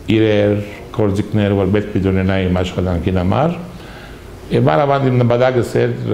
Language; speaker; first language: Armenian; early bilingual, heritage; Armenian